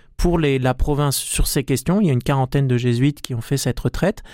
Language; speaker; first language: French; native; French